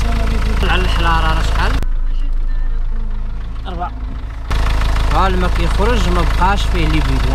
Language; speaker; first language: Arabic; native; Arabic